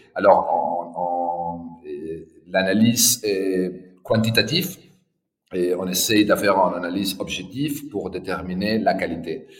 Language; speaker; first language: French; non-native, fluent; Spanish